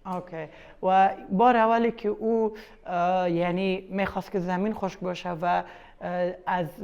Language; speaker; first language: Persian; native; Persian